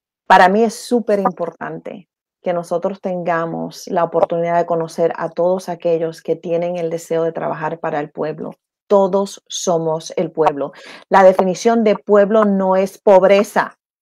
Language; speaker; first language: Spanish; native; Spanish